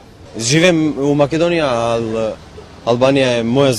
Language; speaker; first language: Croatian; non-native, local second language; Albanian